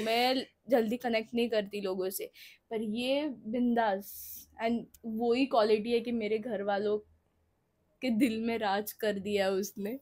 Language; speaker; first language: Hindi; non-native, local second language; Marathi